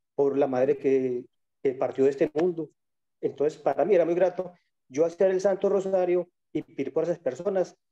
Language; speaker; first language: Spanish; native; Spanish